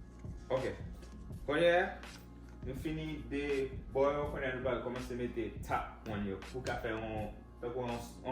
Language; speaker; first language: Haitian Creole; early bilingual, heritage; Haitian Creole